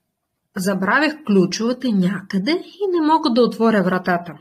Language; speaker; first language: Bulgarian; non-native, fluent; Russian